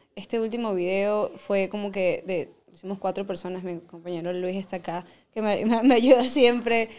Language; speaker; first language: Spanish; native; Spanish